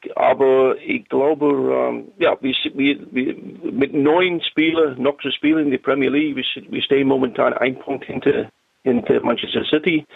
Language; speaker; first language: German; non-native, learner; English